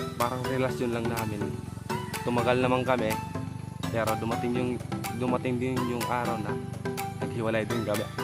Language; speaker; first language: Filipino; non-native, local second language; Waray